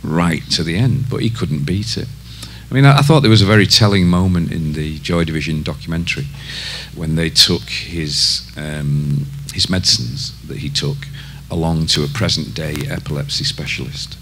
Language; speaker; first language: English; native; English